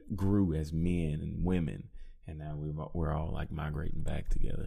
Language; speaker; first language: English; native; English